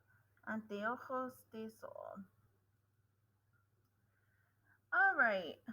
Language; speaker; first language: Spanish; non-native, fluent; English